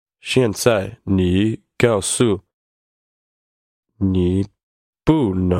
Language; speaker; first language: Chinese; non-native, learner; English